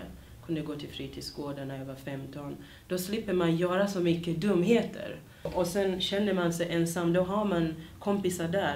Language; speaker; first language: Swedish; early bilingual, other home language; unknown